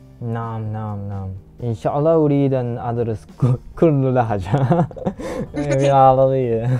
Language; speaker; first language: Arabic; non-native, learner; Japanese